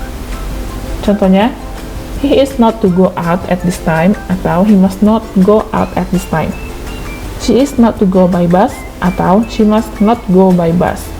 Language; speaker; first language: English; non-native, fluent; Indonesian